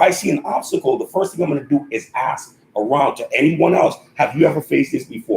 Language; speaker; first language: English; native; English